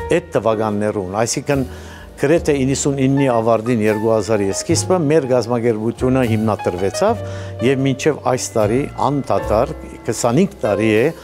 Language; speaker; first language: Armenian; early bilingual, heritage; Armenian